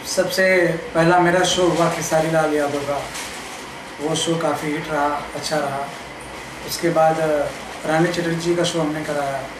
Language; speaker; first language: Hindi; native; Hindi